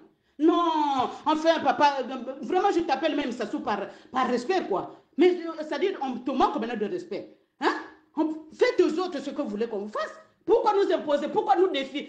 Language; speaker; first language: French; non-native, local second language; Lingala